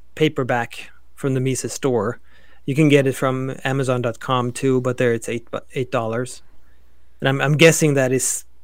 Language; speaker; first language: English; non-native, fluent; Swedish